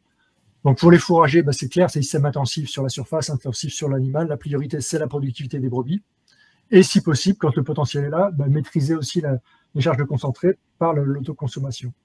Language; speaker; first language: French; native; French